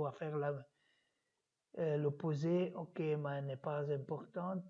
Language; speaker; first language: French; non-native, fluent; Italian